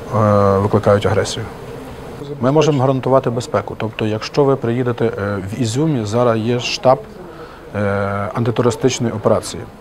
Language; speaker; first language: Ukrainian; native; Ukrainian